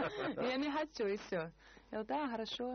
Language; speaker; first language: Russian; non-native, learner; Portuguese